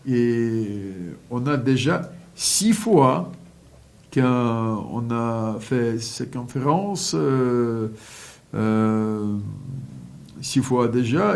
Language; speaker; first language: French; non-native, fluent; Russian